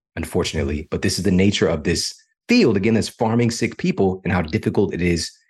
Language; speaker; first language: English; native; English